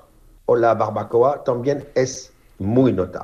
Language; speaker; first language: Spanish; non-native, fluent; French